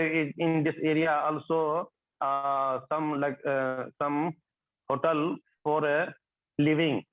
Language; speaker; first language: English; non-native, learner; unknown